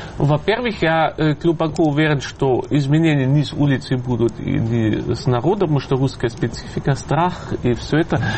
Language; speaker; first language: Russian; non-native, fluent; German